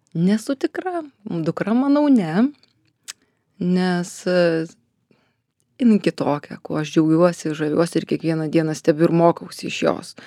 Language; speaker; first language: Lithuanian; native; Lithuanian